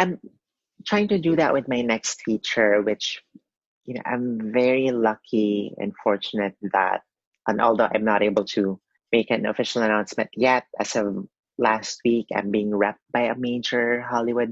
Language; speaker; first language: English; non-native, local second language; Cebuano